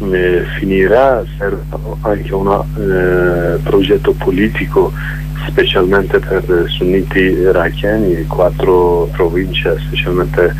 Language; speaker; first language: Italian; non-native, learner; Kurdish